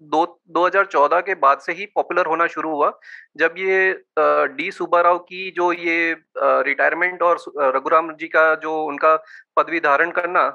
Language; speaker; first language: Hindi; non-native, local second language; Gujarati